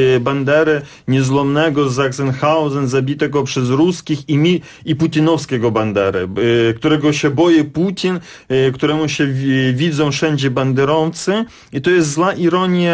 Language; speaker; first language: Polish; non-native, fluent; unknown